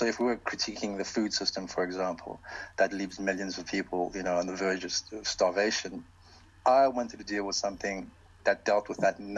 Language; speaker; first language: English; non-native, local second language; Xhosa